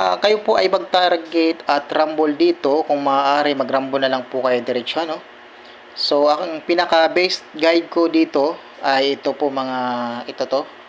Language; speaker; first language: Filipino; non-native, local second language; Cebuano